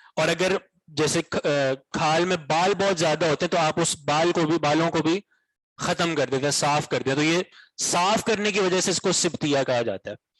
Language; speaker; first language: Urdu; native; Urdu